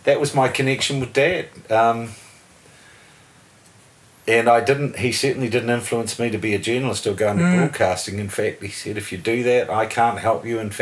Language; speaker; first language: English; native; English